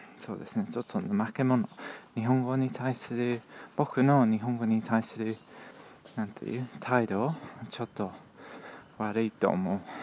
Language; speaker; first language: Japanese; non-native, learner; English